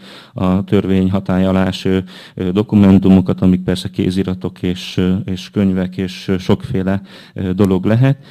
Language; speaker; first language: Hungarian; native; Hungarian